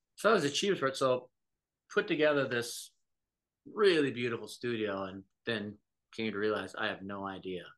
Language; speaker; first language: English; native; English